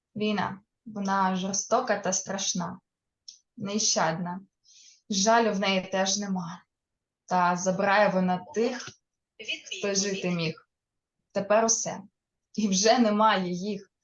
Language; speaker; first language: Ukrainian; non-native, local second language; Russian